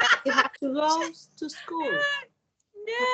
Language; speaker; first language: English; non-native, learner; Thai